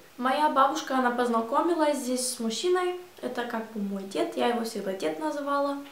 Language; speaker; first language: Russian; early bilingual, heritage; Russian